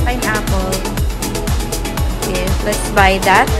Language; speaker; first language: English; non-native, local second language; Filipino